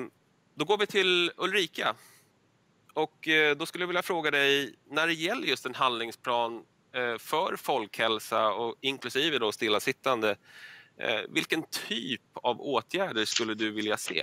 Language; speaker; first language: Swedish; native; Swedish